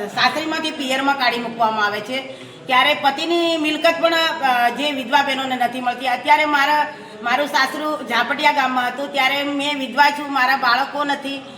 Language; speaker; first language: Gujarati; native; Gujarati